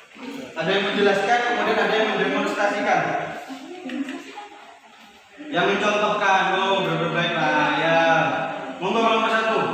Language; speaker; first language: Indonesian; native; Indonesian